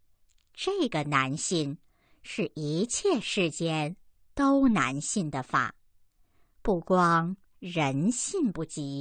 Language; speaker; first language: Chinese; native; Chinese